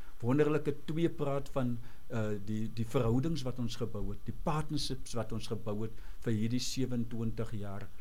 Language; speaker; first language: Afrikaans; native; Afrikaans